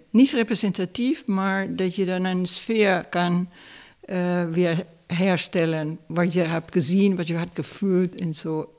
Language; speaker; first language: Dutch; non-native, fluent; Spanish